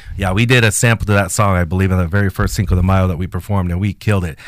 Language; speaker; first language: English; non-native, fluent; Spanish